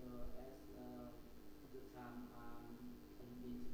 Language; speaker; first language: English; non-native, learner; Vietnamese